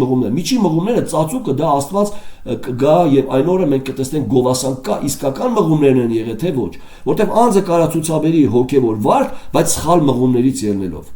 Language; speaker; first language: Armenian; native; Armenian